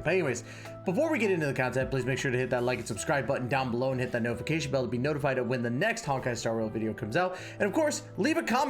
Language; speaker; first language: English; native; English